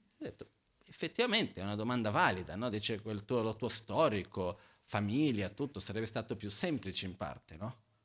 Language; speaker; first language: Italian; non-native, fluent; Portuguese